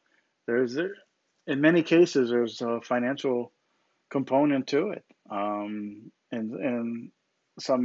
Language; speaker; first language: English; native; English